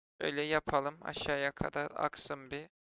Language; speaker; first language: Turkish; native; Turkish